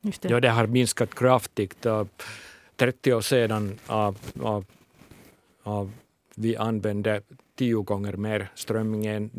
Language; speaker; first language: Swedish; non-native, local second language; Finnish